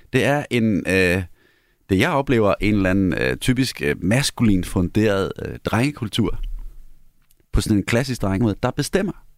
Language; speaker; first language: Danish; native; Danish